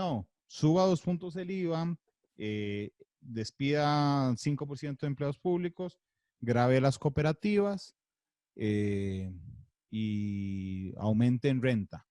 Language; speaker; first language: Spanish; native; Spanish